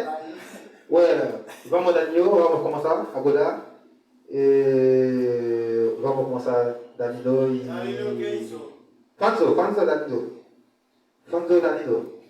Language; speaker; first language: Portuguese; non-native, learner; Haitian Creole